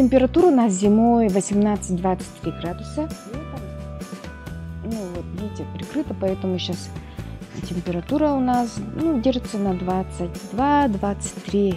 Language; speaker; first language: Russian; native; Russian